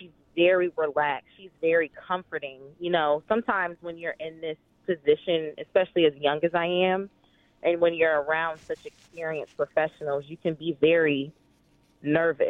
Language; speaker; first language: English; native; English